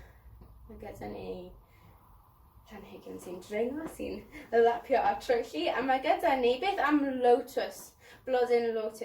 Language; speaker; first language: Welsh; non-native, local second language; English